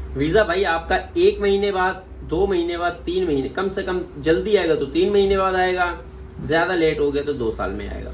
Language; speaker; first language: Urdu; non-native, local second language; Punjabi